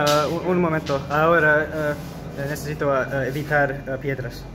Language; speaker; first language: Spanish; non-native, learner; English